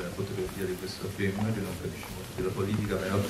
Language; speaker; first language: Italian; non-native, learner; Chinese